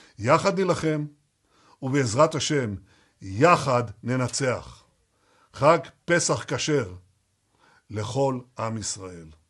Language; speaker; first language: Hebrew; native; Hebrew